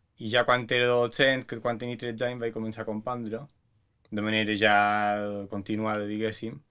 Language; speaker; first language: Catalan; native; Catalan